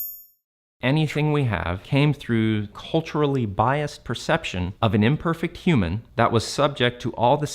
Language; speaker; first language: English; native; English